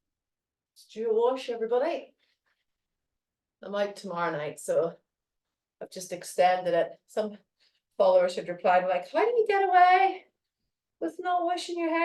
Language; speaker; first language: English; native; English